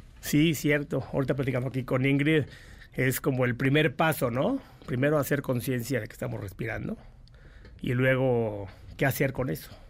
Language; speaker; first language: Spanish; native; Spanish